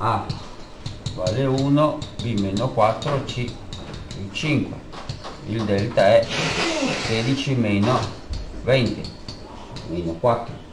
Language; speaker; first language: Italian; native; Italian